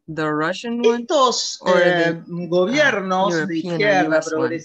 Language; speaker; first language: English; non-native, fluent; Spanish